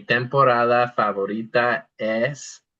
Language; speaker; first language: Spanish; non-native, fluent; English